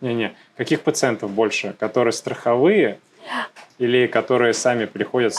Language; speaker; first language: Russian; native; Russian